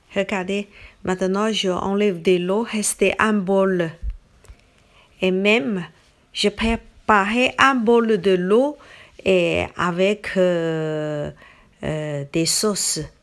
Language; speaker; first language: French; non-native, learner; Chinese